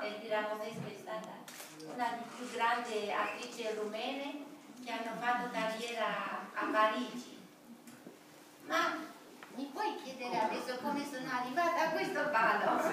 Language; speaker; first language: Italian; non-native, fluent; Romanian